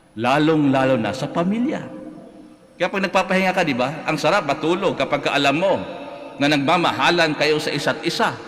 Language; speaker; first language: Filipino; non-native, local second language; Cebuano